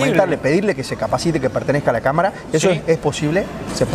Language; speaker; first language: Spanish; native; Spanish